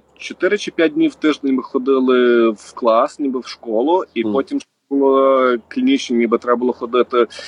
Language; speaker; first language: Ukrainian; native; Ukrainian